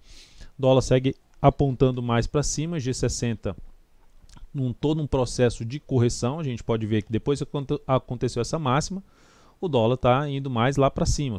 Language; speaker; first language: Portuguese; native; Portuguese